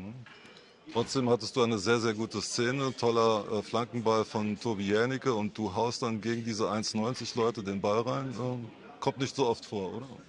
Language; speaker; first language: German; native; German